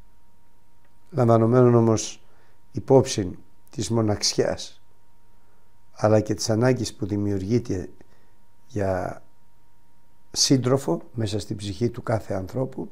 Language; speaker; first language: Greek; native; Greek